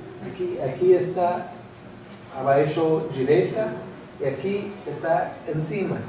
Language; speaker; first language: Portuguese; non-native, fluent; English